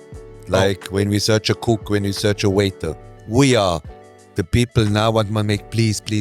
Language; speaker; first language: English; non-native, learner; German